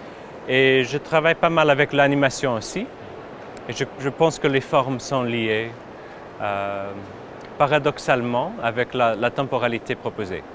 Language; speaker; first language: French; non-native, fluent; English